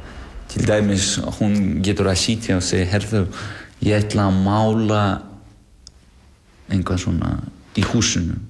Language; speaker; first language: Icelandic; non-native, learner; Russian